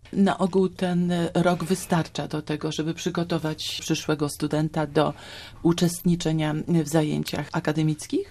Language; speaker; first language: Polish; native; Polish